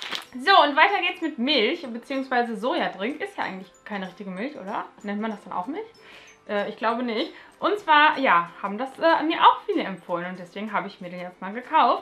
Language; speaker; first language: German; native; German